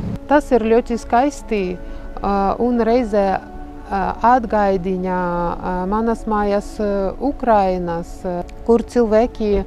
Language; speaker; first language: Latvian; non-native, fluent; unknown